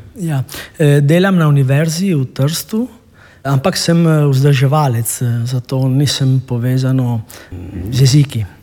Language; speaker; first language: Slovenian; non-native, fluent; Italian